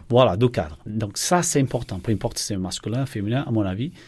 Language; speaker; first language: French; non-native, fluent; Portuguese